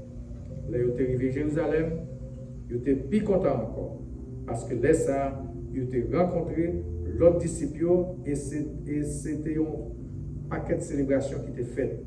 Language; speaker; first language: French; non-native, local second language; Haitian Creole